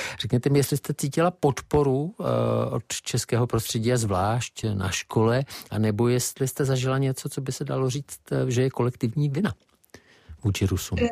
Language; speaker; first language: Czech; native; Czech